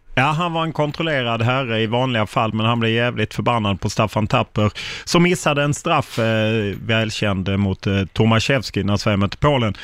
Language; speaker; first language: Swedish; native; Swedish